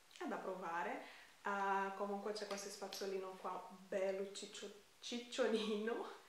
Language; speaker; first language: Italian; non-native, fluent; Portuguese